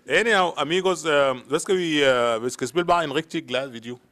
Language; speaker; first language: Danish; non-native, fluent; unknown